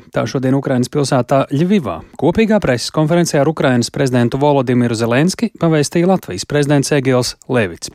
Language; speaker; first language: Latvian; native; Latvian